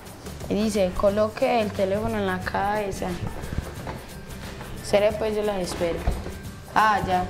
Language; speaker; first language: Spanish; native; Spanish